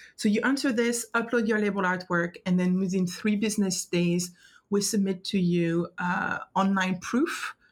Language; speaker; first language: English; non-native, fluent; French